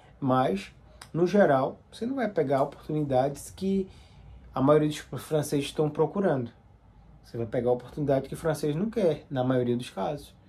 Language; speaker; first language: Portuguese; native; Portuguese